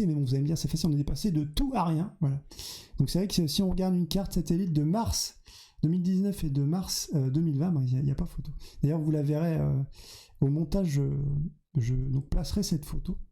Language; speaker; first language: French; native; French